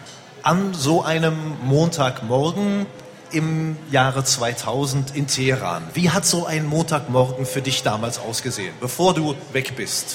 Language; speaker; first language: German; native; German